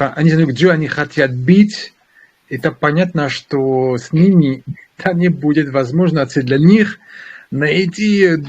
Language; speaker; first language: Russian; non-native, learner; French